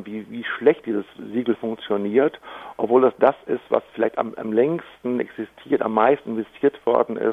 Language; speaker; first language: German; native; German